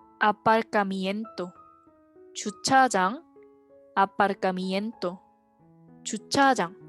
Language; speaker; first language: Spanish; non-native, fluent; Korean